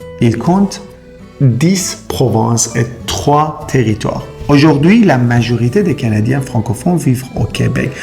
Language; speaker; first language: French; non-native, fluent; Persian